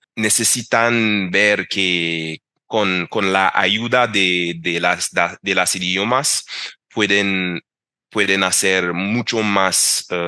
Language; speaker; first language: Spanish; non-native, fluent; English